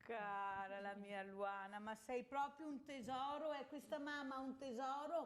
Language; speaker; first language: Italian; native; Italian